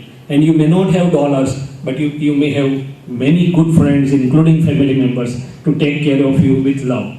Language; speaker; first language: English; non-native, local second language; Gujarati